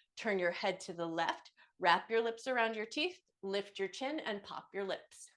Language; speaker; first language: English; native; English